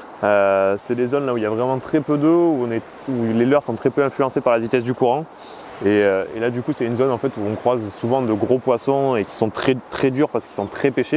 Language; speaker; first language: French; native; French